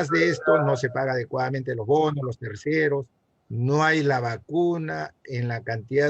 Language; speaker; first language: Spanish; native; Spanish